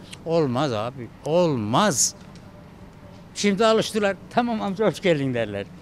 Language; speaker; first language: Turkish; native; Turkish